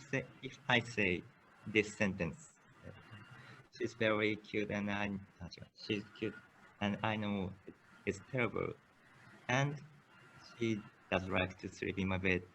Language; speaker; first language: English; non-native, learner; Japanese